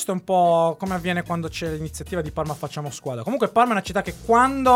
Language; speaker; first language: Italian; native; Italian